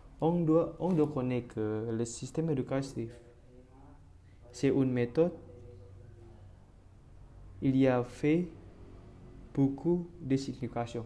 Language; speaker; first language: French; non-native, learner; Indonesian